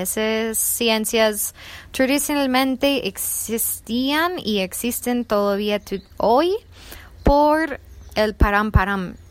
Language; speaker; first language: Spanish; non-native, fluent; English